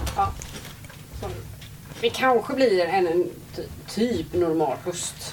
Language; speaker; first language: Swedish; native; Swedish